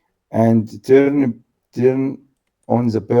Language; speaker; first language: English; non-native, learner; Arabic